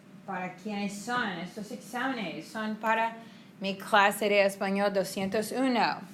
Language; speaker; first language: Spanish; non-native, fluent; English